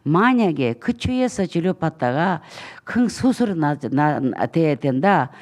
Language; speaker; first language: Korean; non-native, fluent; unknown